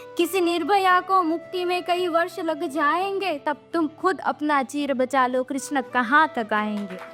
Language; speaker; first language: Hindi; non-native, local second language; Gujarati